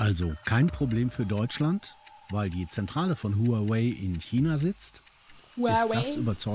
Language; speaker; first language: German; native; German